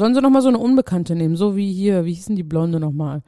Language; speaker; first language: German; native; German